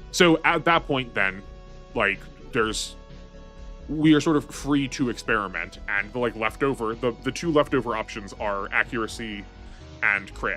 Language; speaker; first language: English; native; English